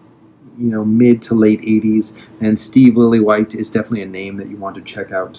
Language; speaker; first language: English; native; English